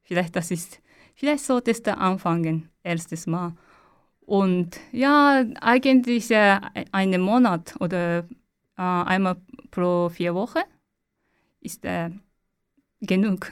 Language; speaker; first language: German; non-native, learner; Japanese